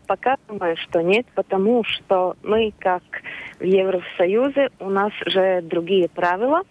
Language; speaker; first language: Russian; non-native, local second language; Latvian